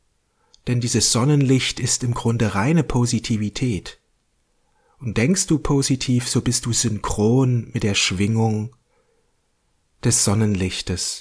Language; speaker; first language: German; native; German